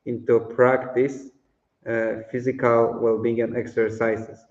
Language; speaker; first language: English; non-native, fluent; Polish